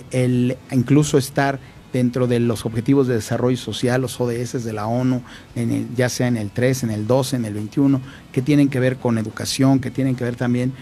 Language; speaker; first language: Spanish; native; Spanish